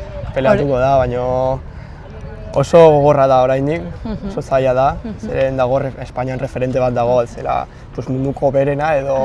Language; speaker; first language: Basque; non-native, local second language; Spanish